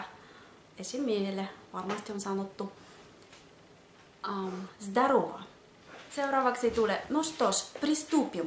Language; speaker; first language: Finnish; non-native, fluent; Russian